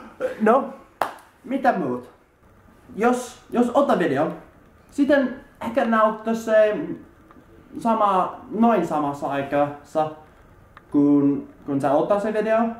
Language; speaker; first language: Finnish; non-native, learner; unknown